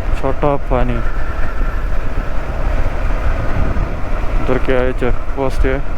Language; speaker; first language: Hindi; non-native, local second language; Malayalam